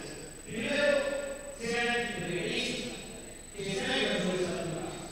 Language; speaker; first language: Spanish; native; Spanish